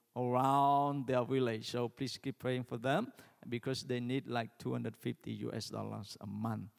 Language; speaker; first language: English; non-native, learner; Khmer